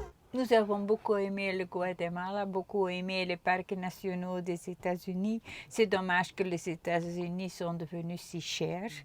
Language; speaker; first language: French; non-native, local second language; Dutch